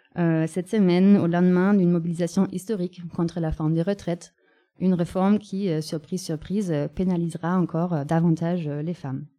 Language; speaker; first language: French; non-native, fluent; German